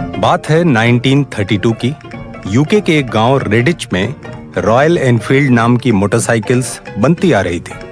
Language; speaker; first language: Hindi; native; Hindi